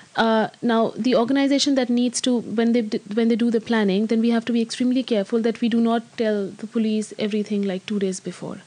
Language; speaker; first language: English; non-native, local second language; Hindi